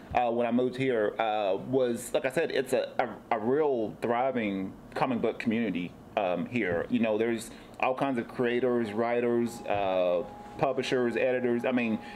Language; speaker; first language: English; native; English